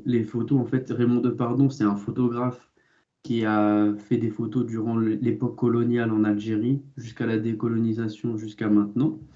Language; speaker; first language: French; native; French